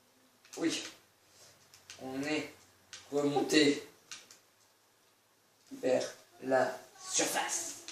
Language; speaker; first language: French; native; French